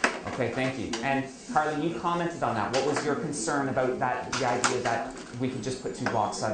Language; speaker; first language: English; native; English